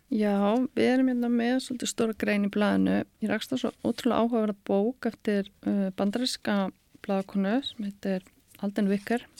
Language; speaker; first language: Icelandic; native; Icelandic